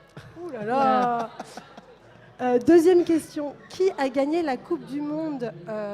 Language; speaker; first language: French; native; French